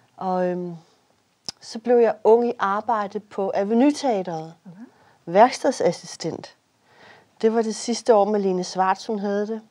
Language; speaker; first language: Danish; native; Danish